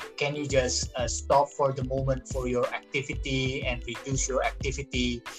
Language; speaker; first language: English; non-native, fluent; Indonesian